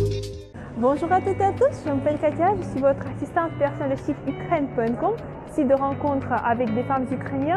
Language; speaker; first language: French; non-native, fluent; Russian